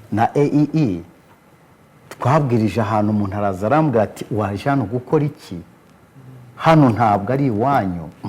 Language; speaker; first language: Kinyarwanda; early bilingual, heritage; Kinyarwanda